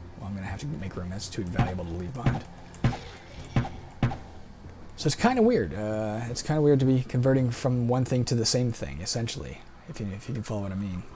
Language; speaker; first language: English; native; English